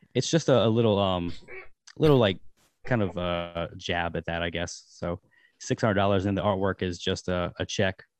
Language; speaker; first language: English; native; English